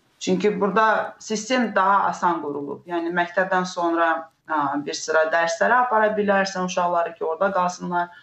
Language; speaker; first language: Azerbaijani; non-native, local second language; Russian